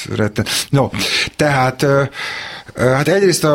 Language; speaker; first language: Hungarian; native; Hungarian